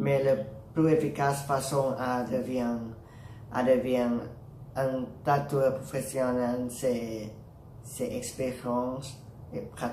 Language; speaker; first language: French; non-native, learner; Thai